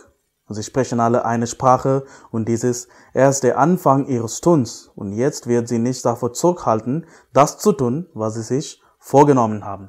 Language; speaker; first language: German; non-native, fluent; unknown